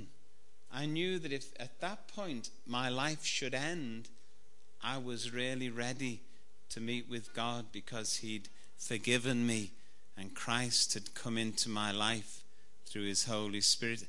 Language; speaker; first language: English; native; English